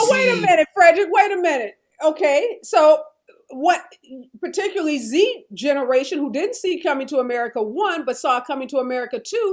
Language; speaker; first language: English; native; English